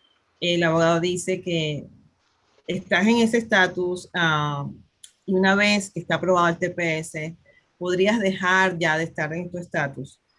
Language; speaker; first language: Spanish; native; Spanish